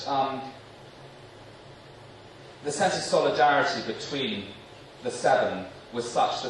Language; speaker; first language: English; native; English